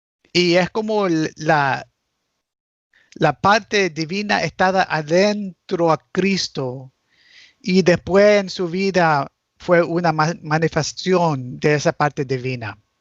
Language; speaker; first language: Spanish; early bilingual, heritage; Spanish